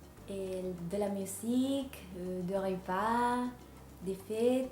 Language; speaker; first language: French; non-native, fluent; Spanish